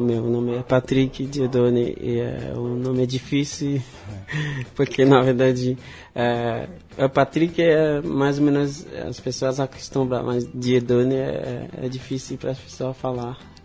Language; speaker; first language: Portuguese; non-native, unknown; Haitian Creole